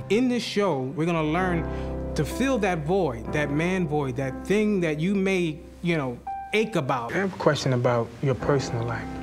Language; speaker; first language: English; native; English